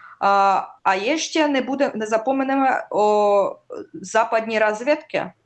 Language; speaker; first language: Czech; non-native, learner; Russian